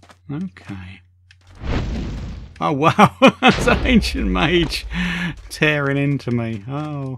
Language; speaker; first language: English; native; English